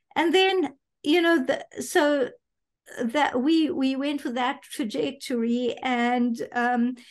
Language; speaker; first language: English; native; English